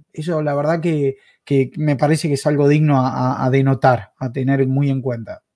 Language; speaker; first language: Spanish; native; Spanish